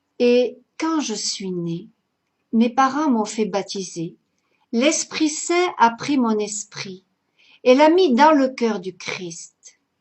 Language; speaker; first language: French; native; French